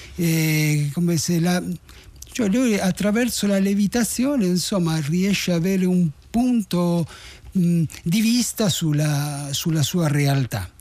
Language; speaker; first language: Italian; non-native, fluent; Spanish